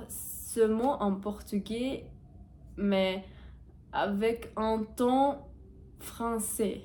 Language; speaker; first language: French; non-native, learner; Portuguese